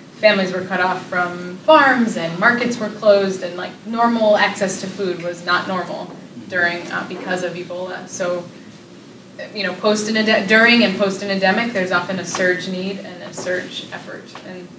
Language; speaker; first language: English; native; English